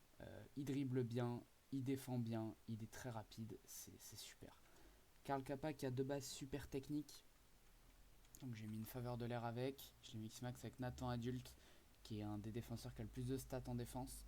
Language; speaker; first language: French; native; French